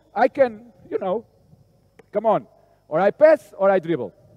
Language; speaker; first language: English; non-native, fluent; Portuguese